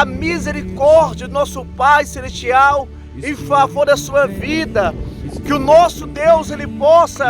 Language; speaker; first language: Portuguese; native; Portuguese